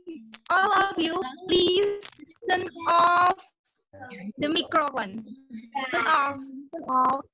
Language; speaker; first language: English; non-native, learner; Indonesian